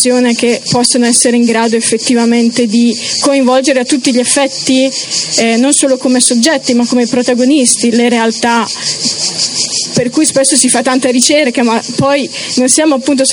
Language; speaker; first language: Italian; early bilingual, other home language; Romanian